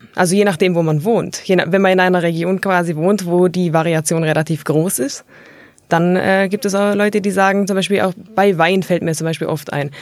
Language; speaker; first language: German; native; German